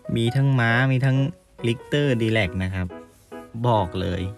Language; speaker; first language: Thai; non-native, local second language; Northeastern Thai